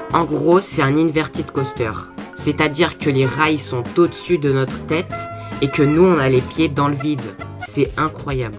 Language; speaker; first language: French; native; French